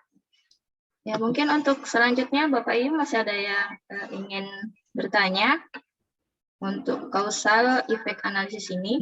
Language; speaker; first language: Indonesian; native; Indonesian